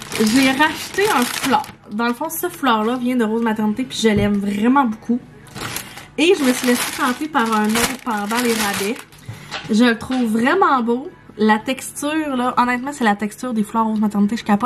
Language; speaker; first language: French; native; French